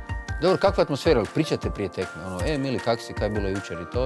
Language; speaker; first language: Croatian; native; Croatian